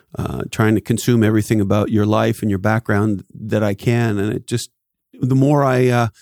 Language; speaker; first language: English; native; English